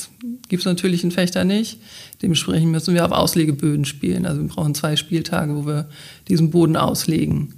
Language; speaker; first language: German; native; German